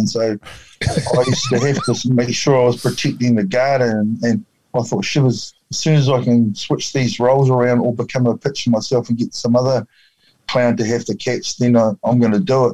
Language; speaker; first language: English; native; English